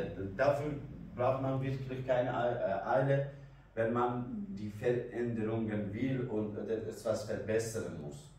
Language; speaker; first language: German; non-native, learner; Kurdish